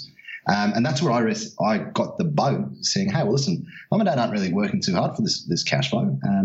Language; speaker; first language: English; native; English